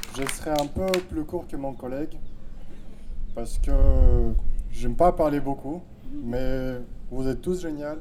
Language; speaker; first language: French; non-native, fluent; Ukrainian